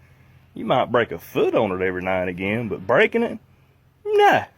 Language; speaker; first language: English; native; English